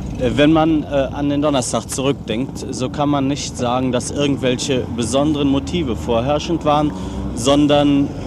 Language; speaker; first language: German; native; German